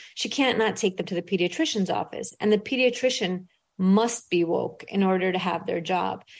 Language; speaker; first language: English; early bilingual, other home language; Russian